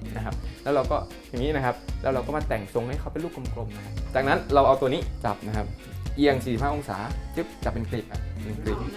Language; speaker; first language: Thai; native; Thai